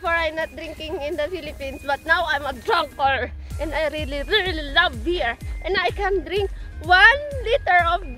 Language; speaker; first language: English; non-native, local second language; Filipino